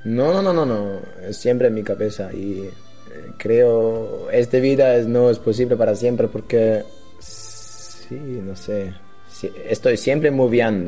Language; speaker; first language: Spanish; non-native, learner; German